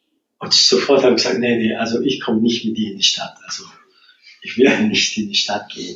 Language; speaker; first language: German; non-native, fluent; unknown